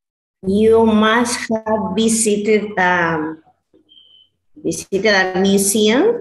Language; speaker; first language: English; non-native, learner; Spanish